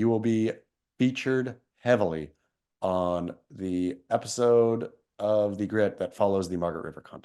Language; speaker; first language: English; native; English